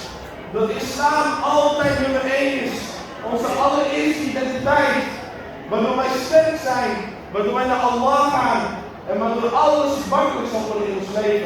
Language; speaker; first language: Dutch; early bilingual, other home language; Indonesian